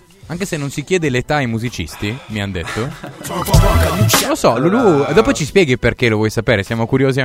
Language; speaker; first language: Italian; native; Italian